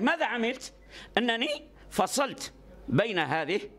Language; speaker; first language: Arabic; native; Arabic